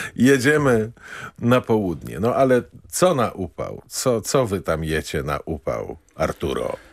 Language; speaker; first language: Polish; native; Polish